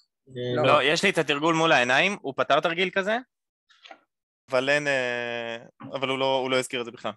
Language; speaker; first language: Hebrew; native; Hebrew